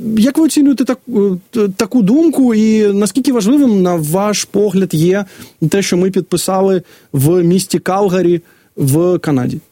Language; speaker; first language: Ukrainian; native; Ukrainian